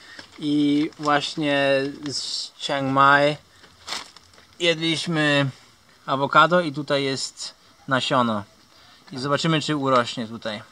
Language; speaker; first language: Polish; early bilingual, heritage; Polish